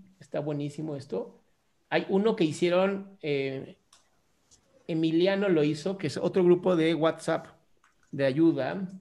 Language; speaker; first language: Spanish; native; Spanish